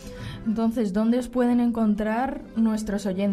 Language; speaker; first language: Spanish; native; Spanish